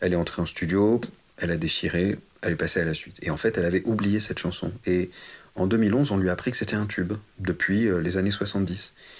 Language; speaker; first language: French; native; French